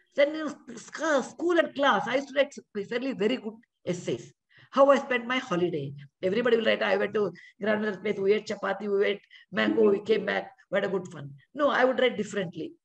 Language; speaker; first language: English; non-native, local second language; Kannada